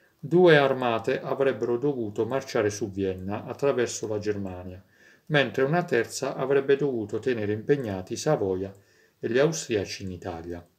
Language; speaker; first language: Italian; native; Italian